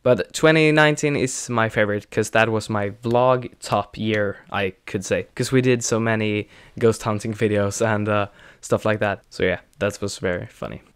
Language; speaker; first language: English; non-native, fluent; Swedish